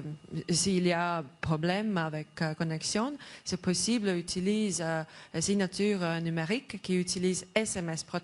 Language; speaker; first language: French; non-native, learner; Estonian